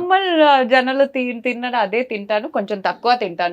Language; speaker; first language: Telugu; non-native, fluent; Malayalam